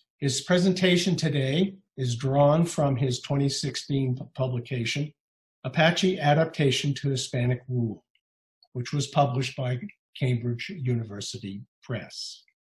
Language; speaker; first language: English; native; English